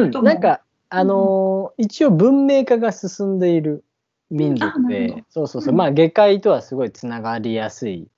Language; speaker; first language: Japanese; native; Japanese